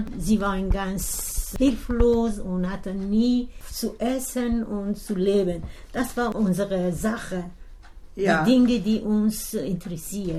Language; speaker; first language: German; non-native, learner; Persian